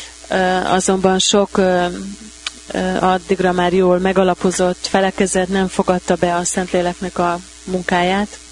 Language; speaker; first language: Hungarian; native; Hungarian